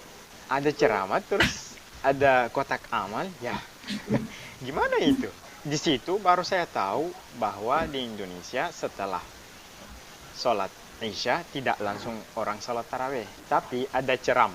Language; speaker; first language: Indonesian; non-native, fluent; Arabic